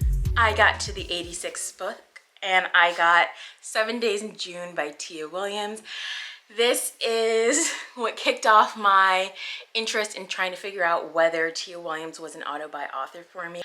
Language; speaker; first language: English; native; English